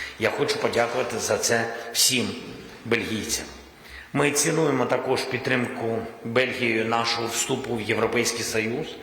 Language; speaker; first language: Ukrainian; non-native, local second language; Russian